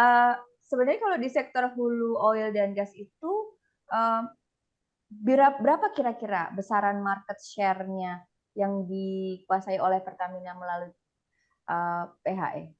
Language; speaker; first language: Indonesian; native; Indonesian